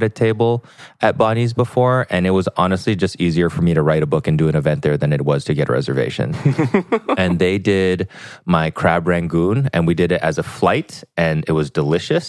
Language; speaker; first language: English; native; English